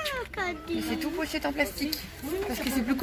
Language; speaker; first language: French; native; French